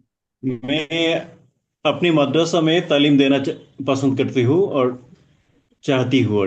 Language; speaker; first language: Hindi; non-native, learner; Bangla